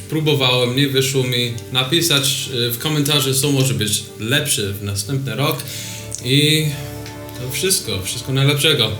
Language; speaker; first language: Polish; non-native, learner; English